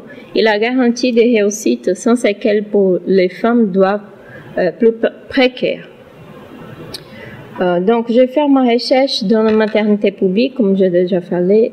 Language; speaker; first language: French; non-native, learner; Portuguese